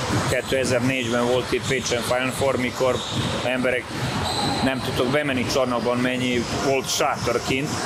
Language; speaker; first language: Hungarian; non-native, fluent; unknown